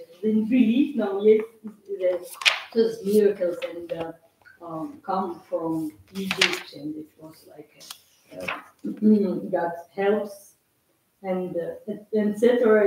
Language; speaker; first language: English; non-native, learner; Russian